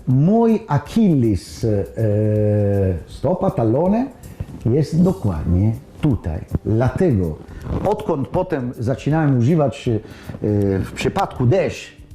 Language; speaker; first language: Polish; non-native, learner; Italian